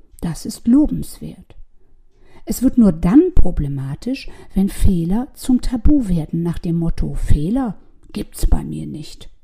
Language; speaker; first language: German; native; German